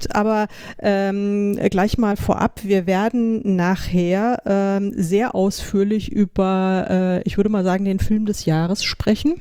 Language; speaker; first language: German; native; German